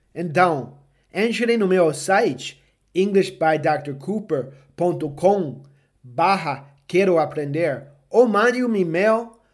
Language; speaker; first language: Portuguese; non-native, fluent; English